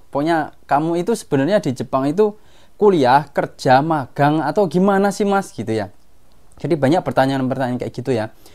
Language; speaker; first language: Indonesian; non-native, local second language; Javanese